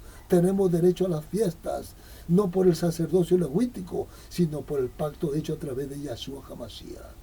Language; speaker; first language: Spanish; native; Spanish